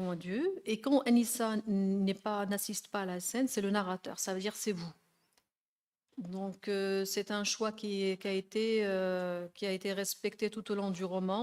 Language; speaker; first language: French; non-native, local second language; Arabic